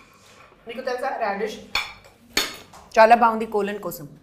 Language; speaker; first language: Telugu; non-native, learner; Hindi